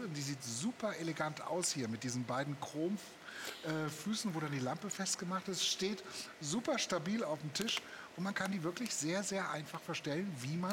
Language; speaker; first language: German; native; German